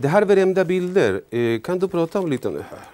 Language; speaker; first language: Swedish; non-native, learner; Spanish